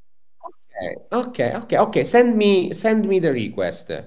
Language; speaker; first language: English; non-native, learner; Italian